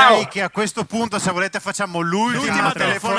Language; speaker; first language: Italian; native; Italian